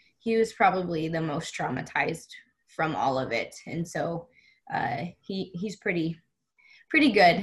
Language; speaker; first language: English; native; English